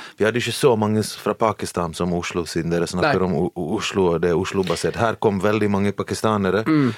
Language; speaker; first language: Norwegian; early bilingual, other home language; Bosnian